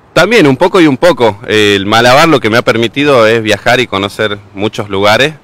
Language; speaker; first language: Spanish; native; Spanish